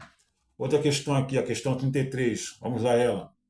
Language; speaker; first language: Portuguese; native; Portuguese